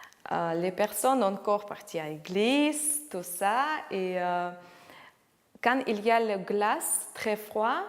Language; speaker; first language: French; non-native, learner; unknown